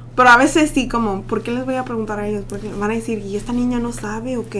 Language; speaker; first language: Spanish; early bilingual, heritage; Spanish